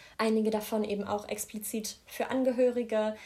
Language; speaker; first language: German; native; German